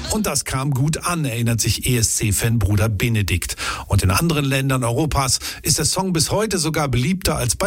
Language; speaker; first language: German; native; German